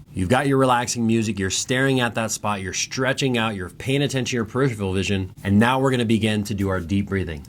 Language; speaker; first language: English; native; English